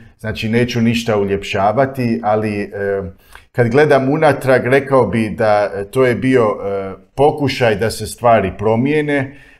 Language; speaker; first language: Croatian; early bilingual, heritage; Croatian